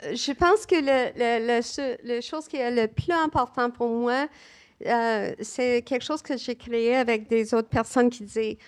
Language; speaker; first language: French; non-native, learner; English